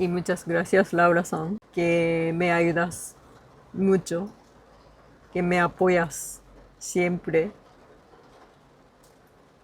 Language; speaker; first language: Spanish; non-native, learner; Japanese